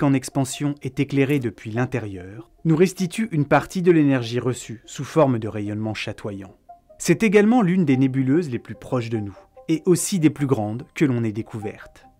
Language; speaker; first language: French; native; French